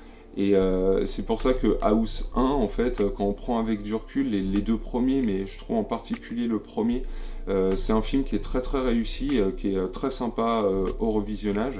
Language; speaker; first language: French; native; French